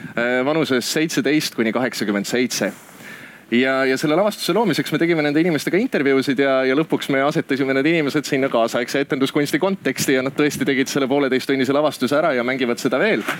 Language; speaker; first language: Estonian; native; Estonian